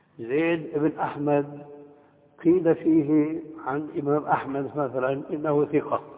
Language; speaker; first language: Arabic; early bilingual, other home language; Albanian